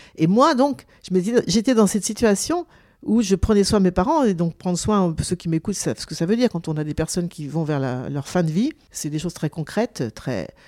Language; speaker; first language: French; native; French